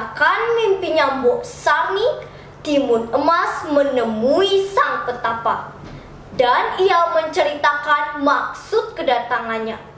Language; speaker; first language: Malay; non-native, local second language; Balinese